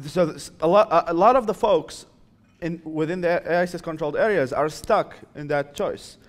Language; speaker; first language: English; non-native, fluent; Arabic